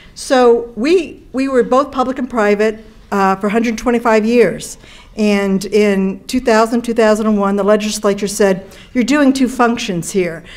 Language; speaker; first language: English; native; English